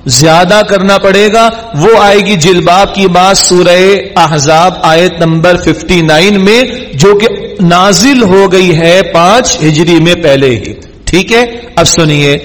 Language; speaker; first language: Urdu; native; Urdu